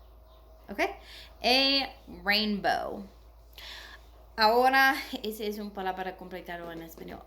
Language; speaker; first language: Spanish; non-native, learner; English